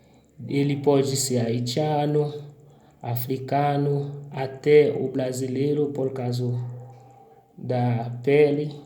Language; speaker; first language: Portuguese; non-native, fluent; Haitian Creole